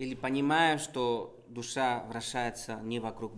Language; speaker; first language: Russian; non-native, fluent; Spanish